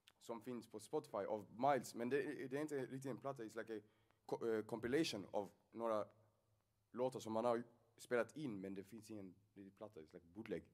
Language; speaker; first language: Swedish; non-native, fluent; English